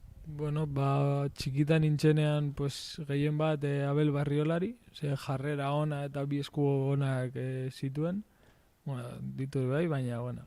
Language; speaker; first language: Basque; non-native, local second language; Spanish